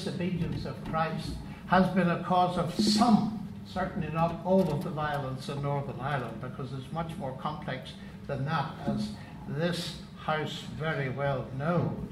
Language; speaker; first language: English; native; English